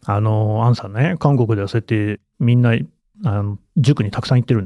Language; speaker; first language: Japanese; native; Japanese